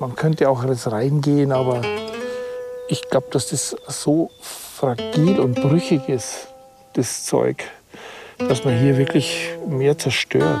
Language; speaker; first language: German; native; German